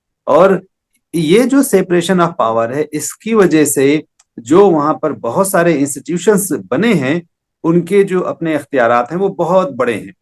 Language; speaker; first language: Hindi; native; Hindi